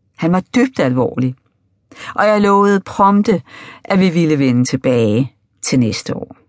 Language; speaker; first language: Danish; native; Danish